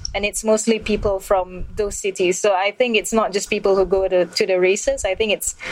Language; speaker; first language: English; non-native, local second language; Malay